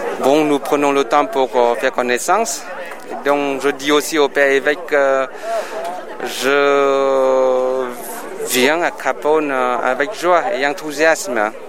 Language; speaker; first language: French; non-native, fluent; Vietnamese